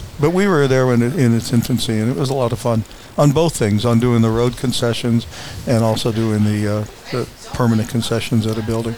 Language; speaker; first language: English; native; English